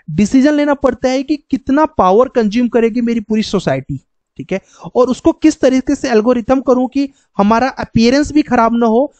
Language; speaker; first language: Hindi; native; Hindi